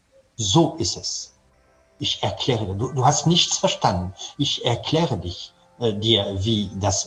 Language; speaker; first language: German; non-native, fluent; French